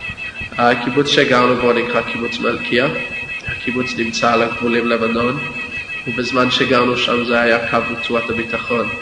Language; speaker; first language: Hebrew; non-native, fluent; English